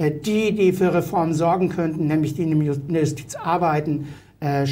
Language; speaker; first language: German; native; German